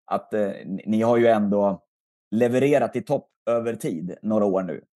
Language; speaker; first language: Swedish; native; Swedish